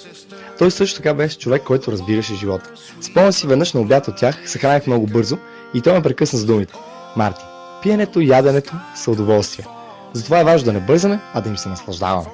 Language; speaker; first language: Bulgarian; native; Bulgarian